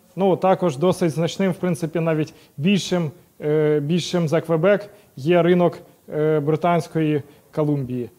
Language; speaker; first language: Ukrainian; non-native, local second language; Russian